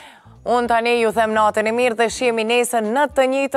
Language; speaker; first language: Albanian; native; Albanian